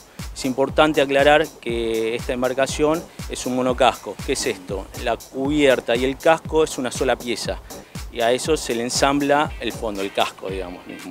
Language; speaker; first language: Spanish; native; Spanish